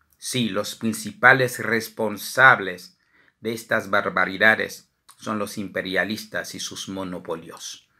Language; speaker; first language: Spanish; non-native, fluent; Haitian Creole